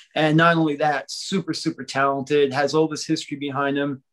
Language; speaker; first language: English; native; English